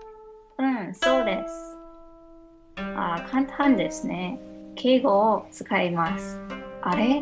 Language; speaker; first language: Japanese; non-native, learner; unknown